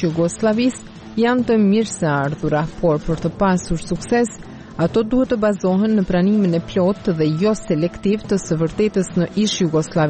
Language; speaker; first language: Albanian; native; Albanian